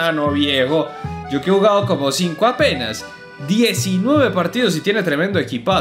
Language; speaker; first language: Spanish; native; Spanish